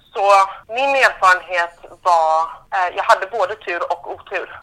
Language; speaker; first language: Swedish; native; Swedish